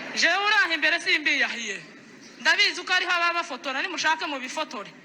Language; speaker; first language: Kinyarwanda; native; Kinyarwanda